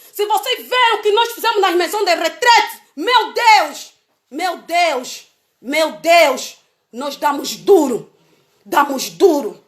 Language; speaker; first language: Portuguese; native; Portuguese